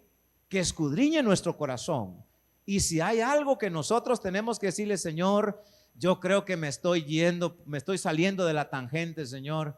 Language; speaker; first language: Spanish; native; Spanish